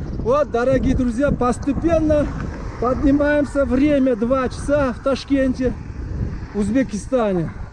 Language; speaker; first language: Russian; non-native, local second language; Uzbek